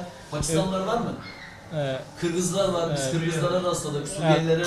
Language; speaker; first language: Turkish; native; Turkish